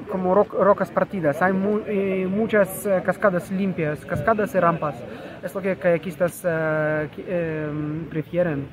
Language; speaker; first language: Spanish; non-native, learner; Russian